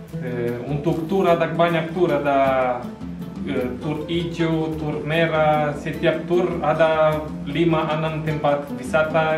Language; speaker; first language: Indonesian; non-native, fluent; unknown